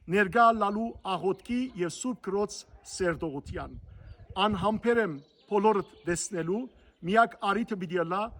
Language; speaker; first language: Armenian; early bilingual, heritage; Armenian